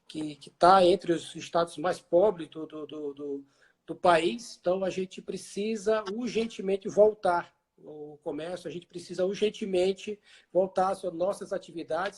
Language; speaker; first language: Portuguese; native; Portuguese